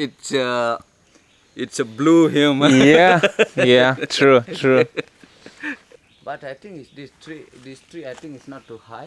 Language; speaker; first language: English; non-native, learner; Indonesian